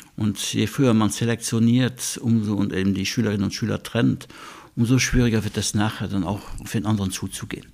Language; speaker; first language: German; non-native, local second language; Luxembourgish